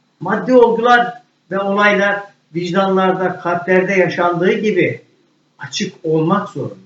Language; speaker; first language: Turkish; native; Turkish